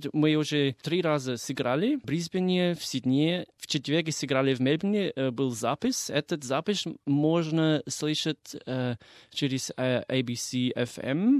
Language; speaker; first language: Russian; non-native, fluent; English